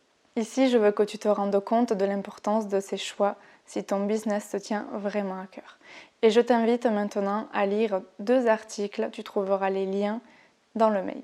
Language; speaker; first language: French; native; French